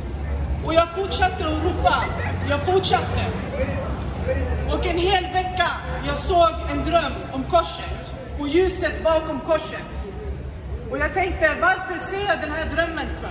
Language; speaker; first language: Swedish; non-native, fluent; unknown